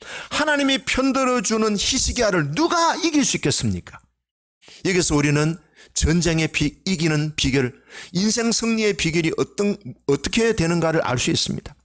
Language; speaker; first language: Korean; native; Korean